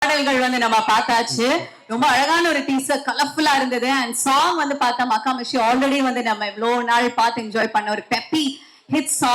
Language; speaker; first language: Tamil; native; Tamil